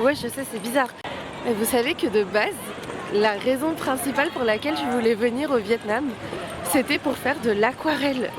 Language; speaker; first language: French; native; French